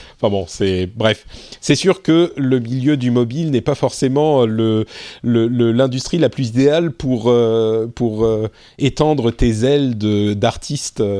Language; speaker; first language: French; native; French